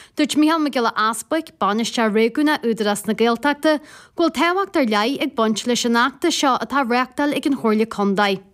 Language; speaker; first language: Irish; native; Irish